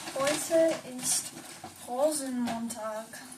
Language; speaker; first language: German; non-native, learner; English